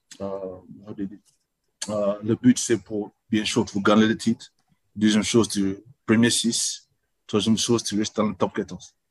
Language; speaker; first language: French; non-native, learner; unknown